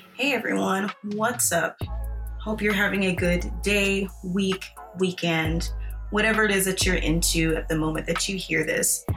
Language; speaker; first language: English; native; English